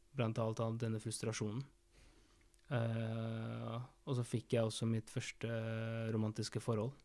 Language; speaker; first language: Norwegian; early bilingual, other home language; Spanish